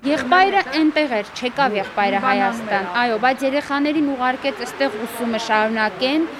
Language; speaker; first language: Armenian; native; Armenian